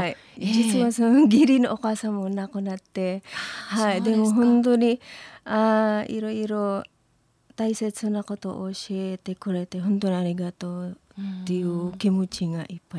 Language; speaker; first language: Japanese; non-native, learner; Filipino